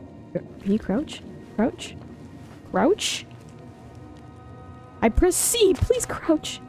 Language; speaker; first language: English; native; English